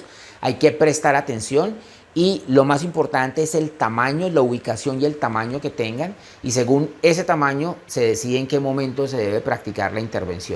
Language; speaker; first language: Spanish; native; Spanish